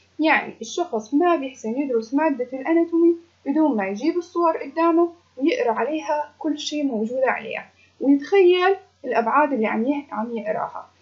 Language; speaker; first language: Arabic; native; Arabic